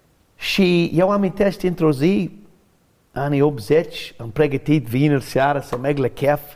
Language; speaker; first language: Romanian; non-native, learner; English